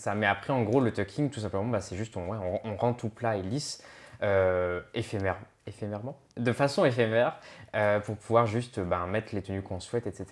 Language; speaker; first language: French; native; French